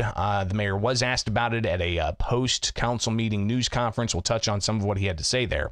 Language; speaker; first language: English; native; English